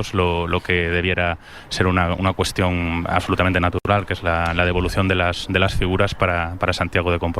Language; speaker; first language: Spanish; non-native, local second language; Galician